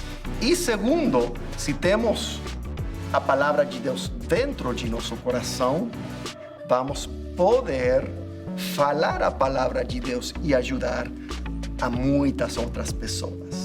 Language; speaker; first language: Portuguese; non-native, fluent; English